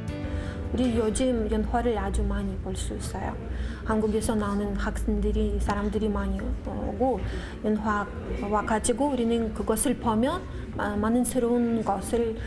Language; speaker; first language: Korean; non-native, fluent; Russian